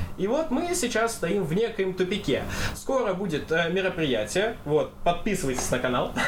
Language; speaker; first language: Russian; non-native, local second language; Kazakh